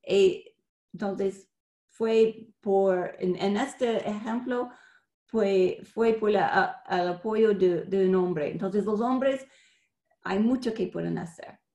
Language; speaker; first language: Spanish; non-native, fluent; English